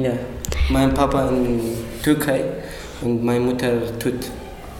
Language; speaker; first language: German; non-native, learner; Arabic